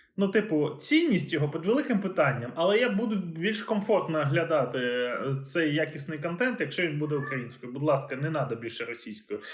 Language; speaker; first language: Ukrainian; native; Ukrainian